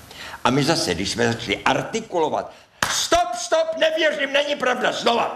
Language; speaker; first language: Czech; native; Czech